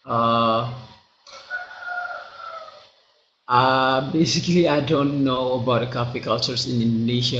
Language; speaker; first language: English; non-native, learner; Indonesian